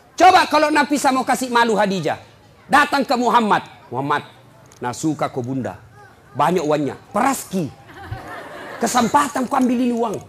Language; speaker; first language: Indonesian; non-native, local second language; Buginese